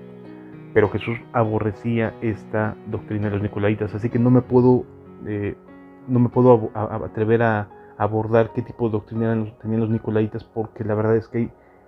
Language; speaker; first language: Spanish; native; Spanish